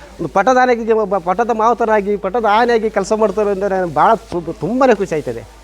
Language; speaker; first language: Kannada; non-native, local second language; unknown